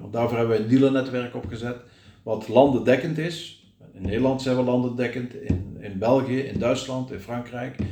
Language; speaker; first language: Dutch; native; Dutch